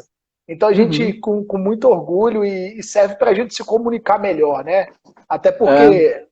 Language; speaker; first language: Portuguese; native; Portuguese